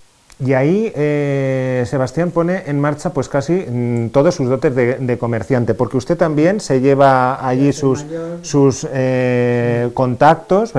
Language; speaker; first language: Spanish; native; Spanish